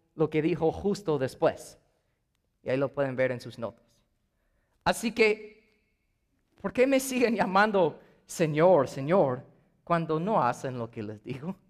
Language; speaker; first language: Spanish; non-native, fluent; English